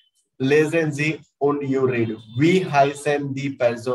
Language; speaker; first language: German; non-native, learner; Hindi